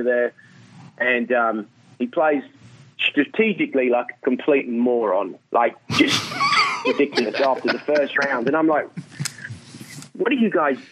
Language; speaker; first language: English; native; English